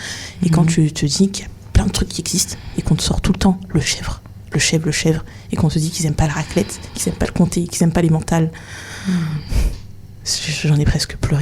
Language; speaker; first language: French; native; French